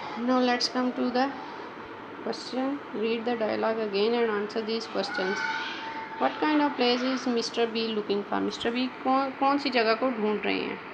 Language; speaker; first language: Urdu; native; Urdu